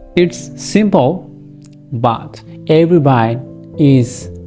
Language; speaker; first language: English; non-native, local second language; Bangla